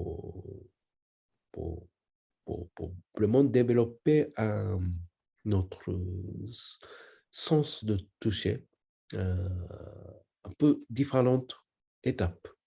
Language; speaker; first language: French; non-native, learner; Japanese